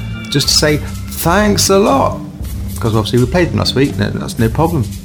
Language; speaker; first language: English; native; English